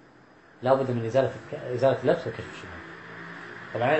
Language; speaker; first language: Arabic; native; Arabic